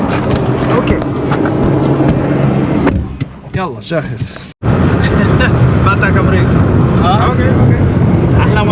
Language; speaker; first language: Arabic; non-native, learner; English